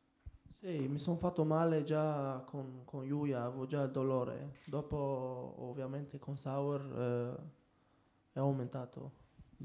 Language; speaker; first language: Italian; non-native, fluent; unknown